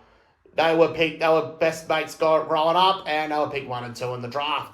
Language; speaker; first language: English; native; English